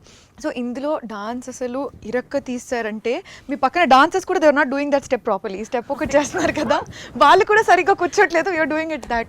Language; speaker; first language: Telugu; native; Telugu